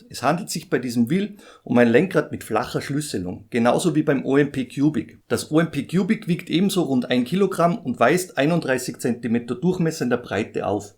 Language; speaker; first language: German; native; German